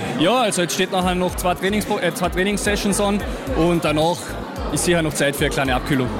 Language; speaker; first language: German; native; German